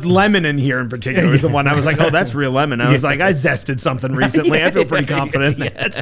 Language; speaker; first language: English; native; English